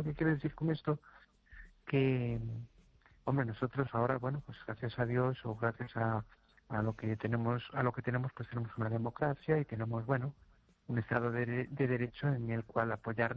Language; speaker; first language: Spanish; native; Spanish